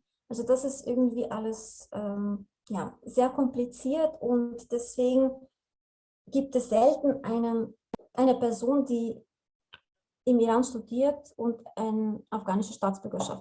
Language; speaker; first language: German; non-native, fluent; Slovenian